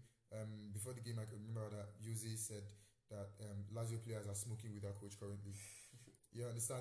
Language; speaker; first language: English; non-native, local second language; Yoruba